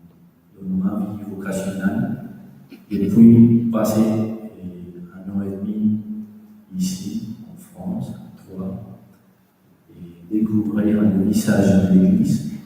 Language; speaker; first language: French; non-native, fluent; Spanish